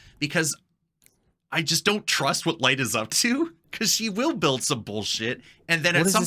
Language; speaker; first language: English; native; English